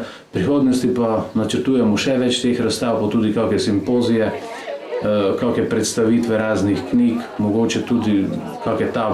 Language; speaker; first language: Slovenian; native; Slovenian